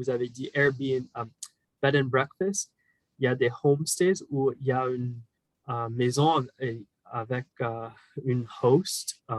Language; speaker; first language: French; non-native, fluent; English